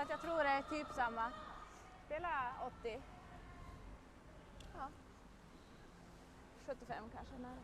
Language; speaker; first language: Swedish; native; Swedish